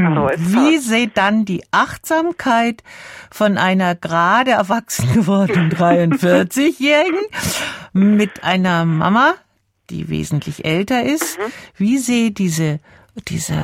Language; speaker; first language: German; native; German